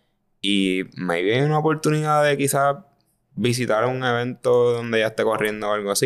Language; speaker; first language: Spanish; native; Spanish